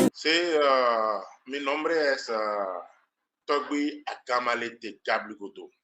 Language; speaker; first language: Spanish; non-native, learner; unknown